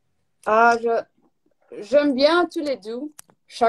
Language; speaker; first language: French; non-native, learner; Portuguese